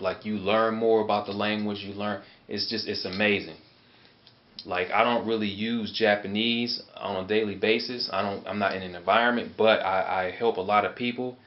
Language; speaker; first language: English; native; English